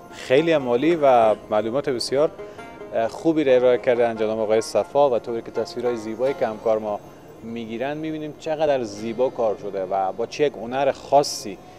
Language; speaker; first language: Persian; native; Persian